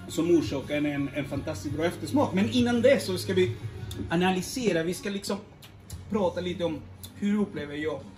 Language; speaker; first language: Swedish; non-native, fluent; Spanish